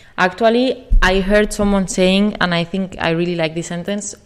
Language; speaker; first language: English; non-native, fluent; Spanish